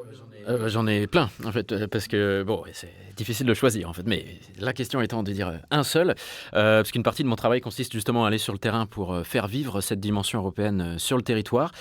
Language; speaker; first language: French; native; French